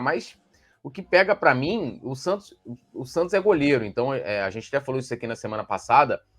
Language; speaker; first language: Portuguese; native; Portuguese